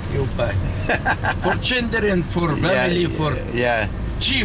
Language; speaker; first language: English; non-native, learner; Arabic